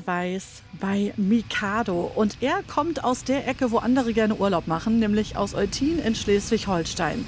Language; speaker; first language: German; native; German